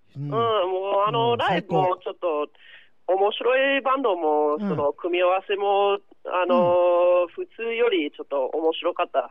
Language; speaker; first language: Japanese; non-native, fluent; English